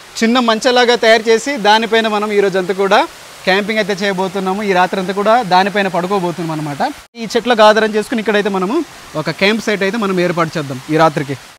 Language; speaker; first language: Telugu; non-native, local second language; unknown